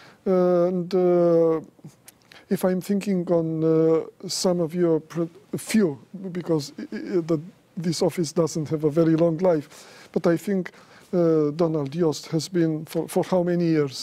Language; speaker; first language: English; non-native, fluent; Romanian